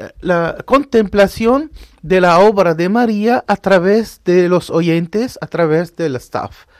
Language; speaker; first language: Spanish; non-native, fluent; Arabic